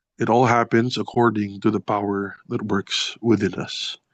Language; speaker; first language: English; non-native, local second language; Filipino